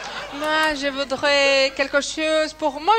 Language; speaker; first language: French; non-native, learner; Portuguese